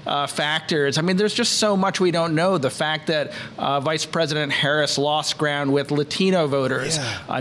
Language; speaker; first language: English; native; English